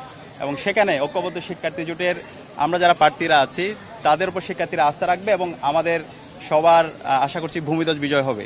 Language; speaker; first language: Bangla; native; Bangla